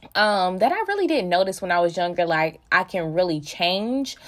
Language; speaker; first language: English; native; English